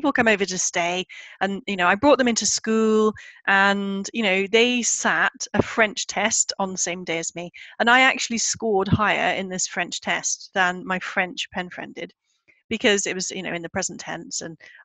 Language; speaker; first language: English; native; English